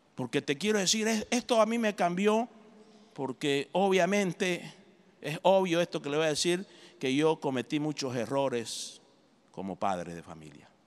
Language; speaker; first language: Spanish; native; Spanish